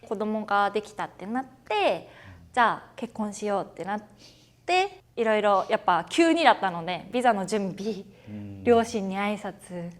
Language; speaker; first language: Japanese; native; Japanese